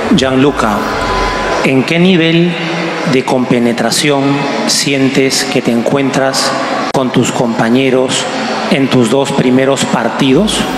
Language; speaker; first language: Spanish; native; Spanish